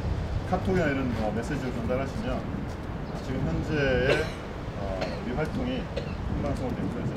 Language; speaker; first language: Korean; native; Korean